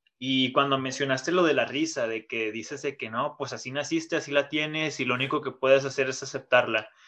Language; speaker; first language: Spanish; native; Spanish